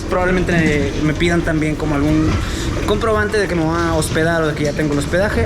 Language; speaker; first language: Spanish; native; Spanish